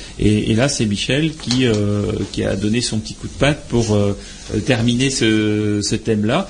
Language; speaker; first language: French; native; French